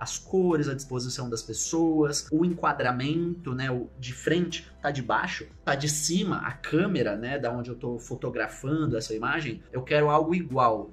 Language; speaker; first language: Portuguese; native; Portuguese